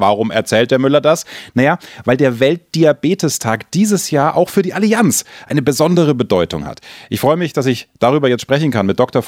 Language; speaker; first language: German; native; German